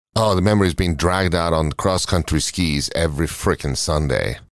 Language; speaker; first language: English; non-native, fluent; Norwegian